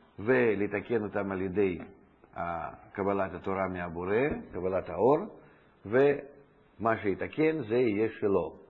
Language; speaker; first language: Hebrew; non-native, fluent; Russian